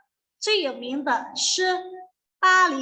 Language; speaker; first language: Chinese; non-native, fluent; Indonesian